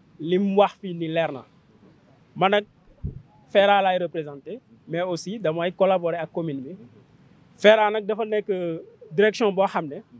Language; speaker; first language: Wolof; non-native, local second language; Serer